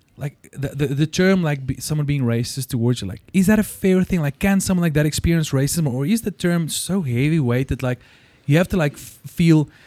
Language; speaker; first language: English; non-native, local second language; Afrikaans